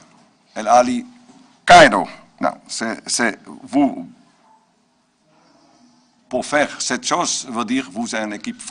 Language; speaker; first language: French; non-native, learner; Dutch